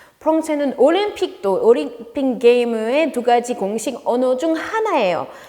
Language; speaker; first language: Korean; non-native, fluent; French